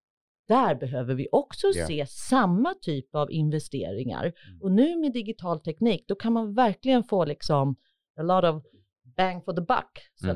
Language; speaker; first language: Swedish; native; Swedish